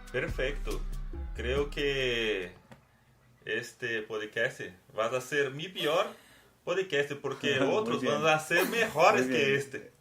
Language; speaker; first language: Spanish; non-native, learner; Portuguese